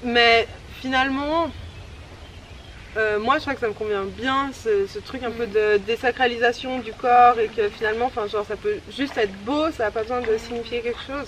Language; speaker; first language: French; native; French